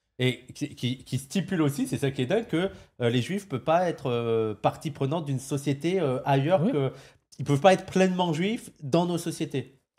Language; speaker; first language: French; native; French